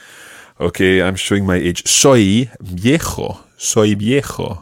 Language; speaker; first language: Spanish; non-native, fluent; English